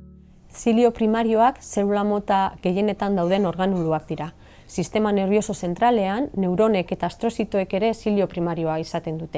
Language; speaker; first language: Basque; non-native, local second language; Spanish